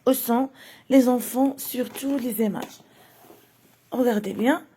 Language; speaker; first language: French; non-native, local second language; Arabic